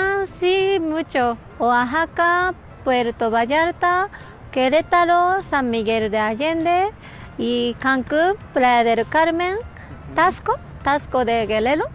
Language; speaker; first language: Spanish; non-native, learner; Japanese